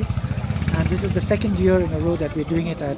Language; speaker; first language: English; non-native, local second language; Tibetan